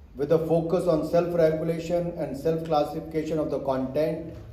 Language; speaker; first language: English; non-native, local second language; Hindi